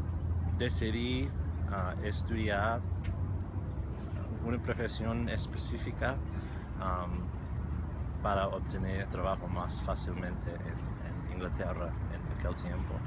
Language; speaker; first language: Spanish; non-native, fluent; English